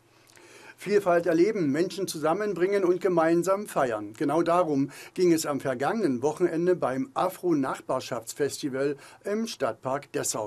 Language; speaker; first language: German; native; German